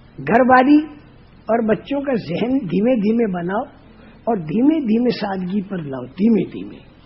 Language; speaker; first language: Urdu; non-native, local second language; Gujarati